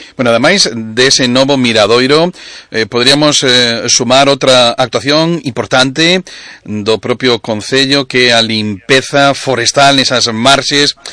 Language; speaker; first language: Galician; non-native, local second language; Spanish